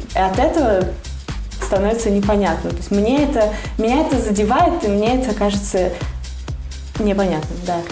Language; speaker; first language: Russian; native; Russian